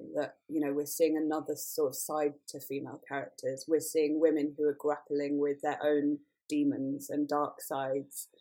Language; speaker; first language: English; native; English